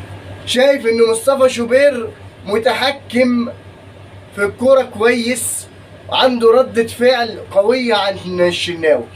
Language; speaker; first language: Arabic; native; Arabic